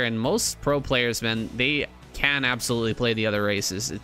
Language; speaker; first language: English; native; English